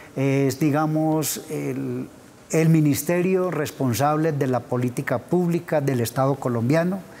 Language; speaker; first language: Spanish; native; Spanish